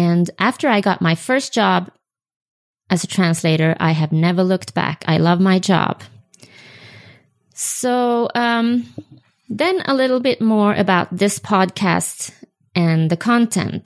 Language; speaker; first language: English; non-native, fluent; Swedish